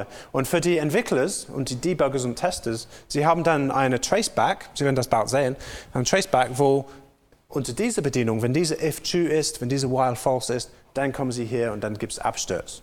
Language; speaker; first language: German; non-native, fluent; English